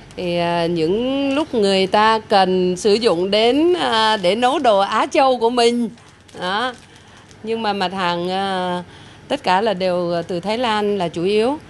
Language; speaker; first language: Vietnamese; native; Vietnamese